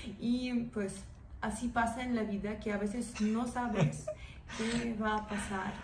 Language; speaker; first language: Spanish; non-native, fluent; Russian